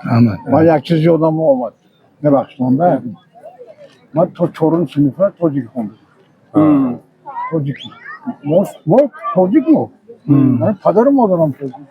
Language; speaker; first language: Persian; early bilingual, heritage; Tajik